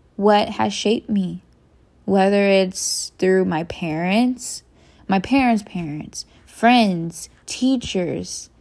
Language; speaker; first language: English; native; English